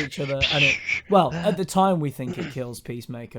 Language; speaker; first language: English; native; English